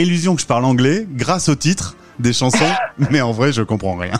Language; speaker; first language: French; native; French